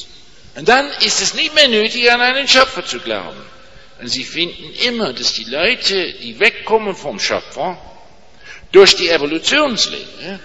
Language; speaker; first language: German; non-native, fluent; English